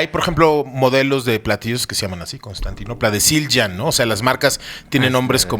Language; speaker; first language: Spanish; native; Spanish